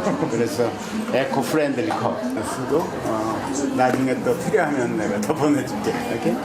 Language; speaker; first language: Korean; native; Korean